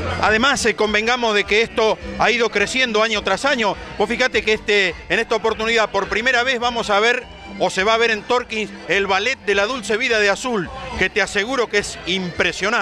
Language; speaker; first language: Spanish; native; Spanish